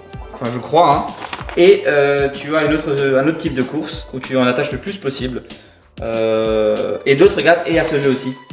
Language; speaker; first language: French; native; French